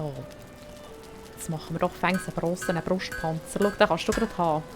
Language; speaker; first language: German; native; German